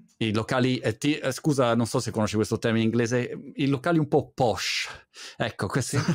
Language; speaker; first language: Italian; native; Italian